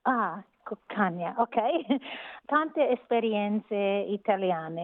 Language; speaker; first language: Italian; non-native, learner; English